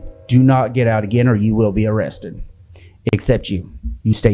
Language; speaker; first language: English; native; English